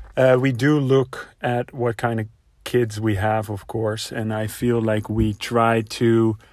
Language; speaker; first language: English; non-native, fluent; Dutch